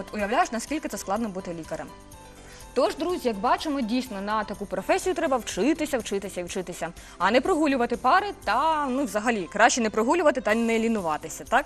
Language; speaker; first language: Ukrainian; native; Ukrainian